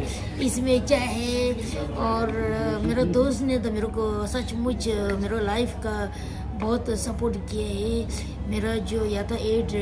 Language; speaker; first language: Hindi; non-native, local second language; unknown